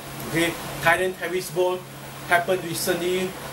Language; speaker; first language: English; non-native, local second language; Chinese